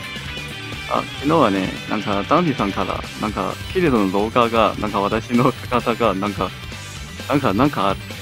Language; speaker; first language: Japanese; non-native, fluent; Chinese